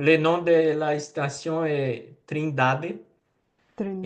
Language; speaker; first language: French; non-native, learner; Portuguese